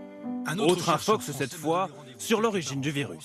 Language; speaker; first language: French; native; French